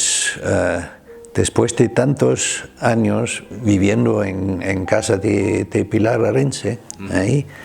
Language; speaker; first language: Spanish; non-native, fluent; German